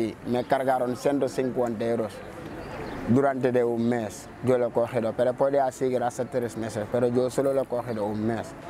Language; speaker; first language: Spanish; non-native, fluent; Wolof